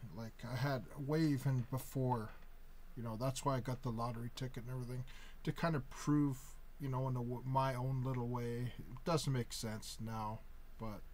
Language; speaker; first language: English; native; English